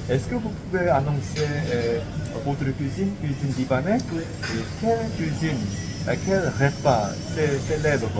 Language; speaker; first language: French; non-native, learner; Korean